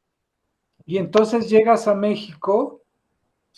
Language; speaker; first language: Spanish; native; Spanish